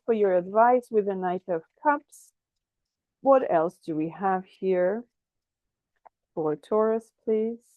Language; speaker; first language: English; non-native, fluent; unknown